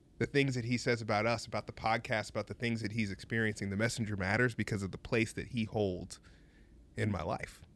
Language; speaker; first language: English; native; English